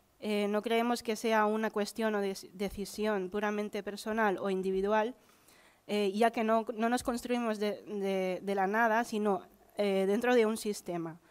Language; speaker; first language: Spanish; early bilingual, other home language; Filipino